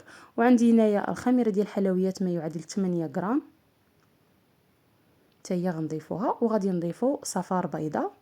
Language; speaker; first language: Arabic; native; Arabic